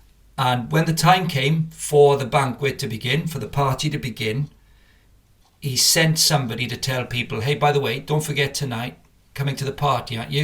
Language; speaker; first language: English; native; English